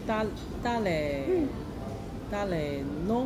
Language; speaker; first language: Japanese; non-native, learner; English